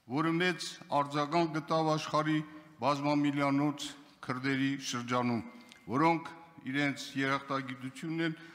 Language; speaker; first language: Armenian; non-native, local second language; Kurdish